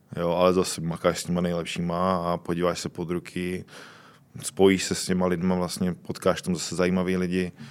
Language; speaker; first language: Czech; native; Czech